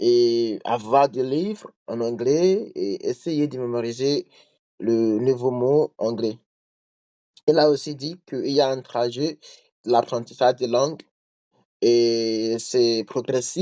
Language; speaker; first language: French; non-native, learner; English